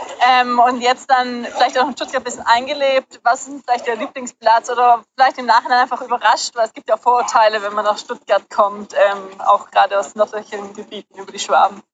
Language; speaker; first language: German; native; German